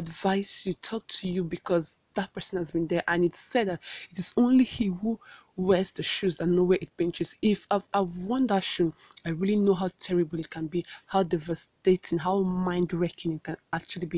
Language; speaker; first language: English; non-native, local second language; Igbo